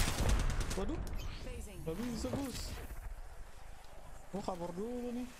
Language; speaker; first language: Indonesian; native; Indonesian